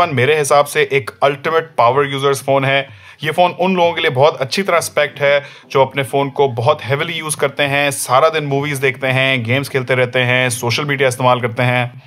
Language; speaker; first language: Urdu; native; Urdu